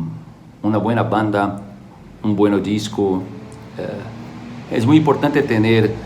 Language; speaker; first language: Spanish; non-native, fluent; Portuguese